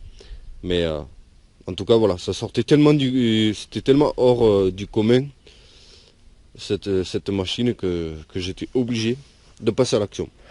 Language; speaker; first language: French; native; French